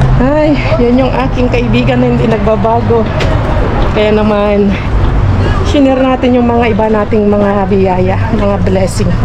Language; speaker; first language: Filipino; native; Filipino